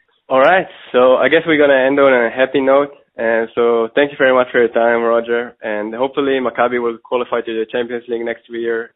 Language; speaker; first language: English; non-native, fluent; Hebrew